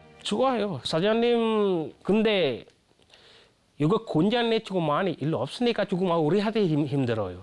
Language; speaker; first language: Korean; non-native, learner; Sinhala